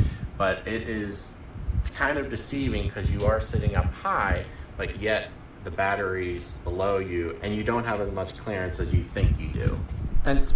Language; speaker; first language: English; native; English